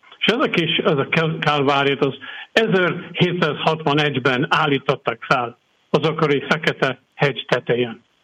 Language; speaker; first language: Hungarian; non-native, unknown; English